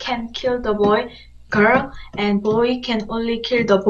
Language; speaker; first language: English; non-native, learner; Korean